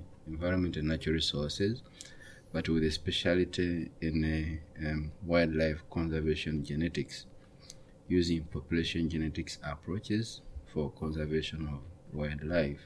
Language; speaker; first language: English; non-native, local second language; Ganda